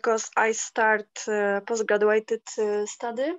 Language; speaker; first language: English; non-native, learner; Polish